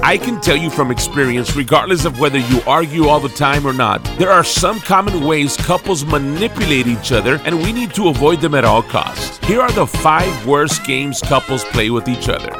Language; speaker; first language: English; early bilingual, other home language; Spanish